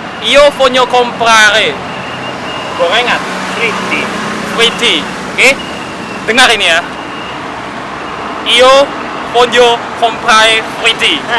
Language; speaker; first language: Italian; non-native, learner; Indonesian